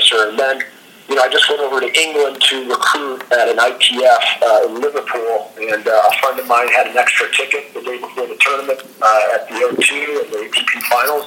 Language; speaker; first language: English; native; English